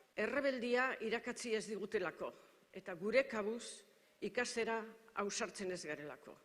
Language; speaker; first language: Basque; native; Basque